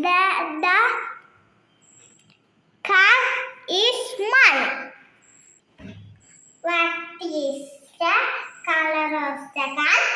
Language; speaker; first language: English; non-native, learner; Malayalam